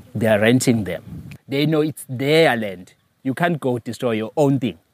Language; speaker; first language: English; non-native, local second language; Zulu